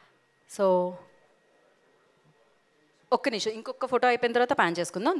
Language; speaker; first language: Telugu; native; Telugu